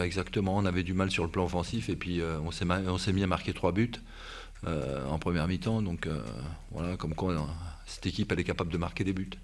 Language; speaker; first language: French; native; French